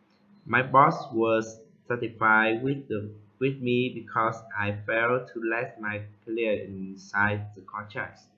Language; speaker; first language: English; non-native, learner; Vietnamese